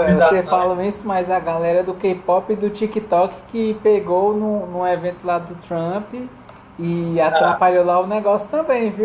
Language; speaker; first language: Portuguese; native; Portuguese